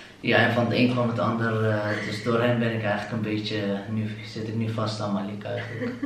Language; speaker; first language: Dutch; early bilingual, other home language; Turkish